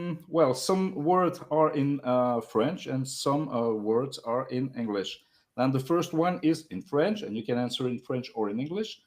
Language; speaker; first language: English; non-native, learner; French